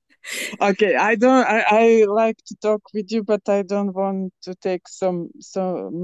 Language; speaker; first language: English; non-native, learner; Serbian